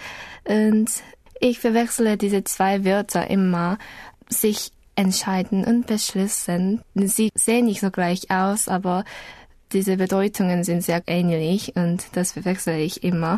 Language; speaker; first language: German; non-native, learner; Korean